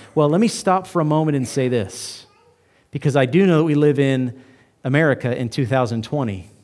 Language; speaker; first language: English; native; English